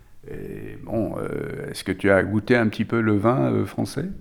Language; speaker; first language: French; native; French